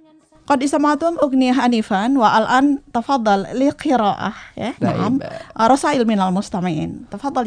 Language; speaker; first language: Arabic; non-native, fluent; Indonesian